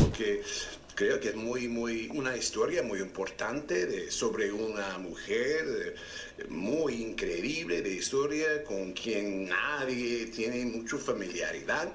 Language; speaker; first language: Spanish; non-native, learner; English